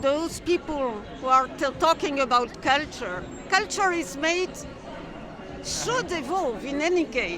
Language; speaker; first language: English; non-native, fluent; French